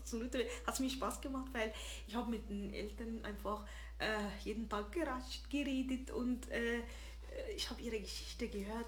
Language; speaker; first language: German; early bilingual, other home language; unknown